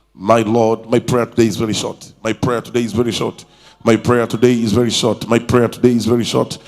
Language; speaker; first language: English; non-native, local second language; Swahili